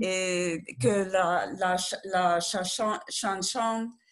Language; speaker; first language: French; non-native, learner; Spanish